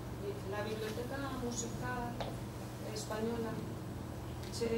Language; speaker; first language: Italian; non-native, learner; Spanish